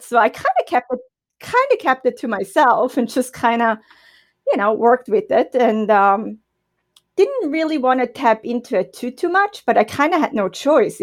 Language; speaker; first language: English; non-native, fluent; German